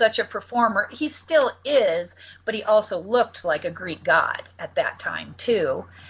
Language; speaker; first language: English; native; English